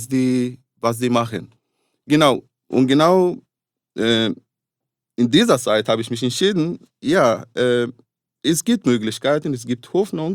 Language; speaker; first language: German; non-native, fluent; Arabic